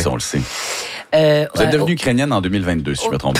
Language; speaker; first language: French; native; French